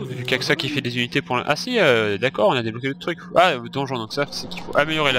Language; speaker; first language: French; native; French